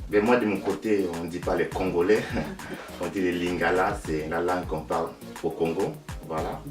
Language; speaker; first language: French; native; French